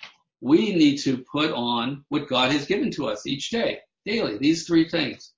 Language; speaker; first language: English; native; English